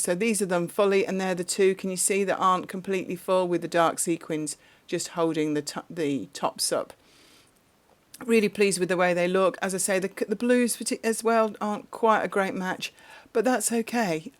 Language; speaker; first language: English; native; English